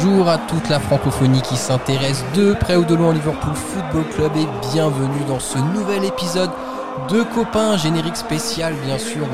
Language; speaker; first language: French; native; French